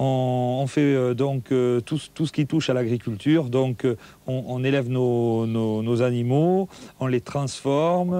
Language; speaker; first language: French; native; French